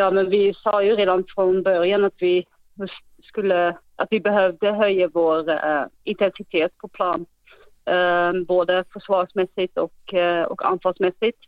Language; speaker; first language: Swedish; non-native, fluent; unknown